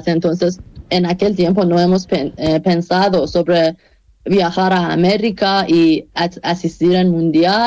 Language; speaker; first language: Spanish; non-native, fluent; Persian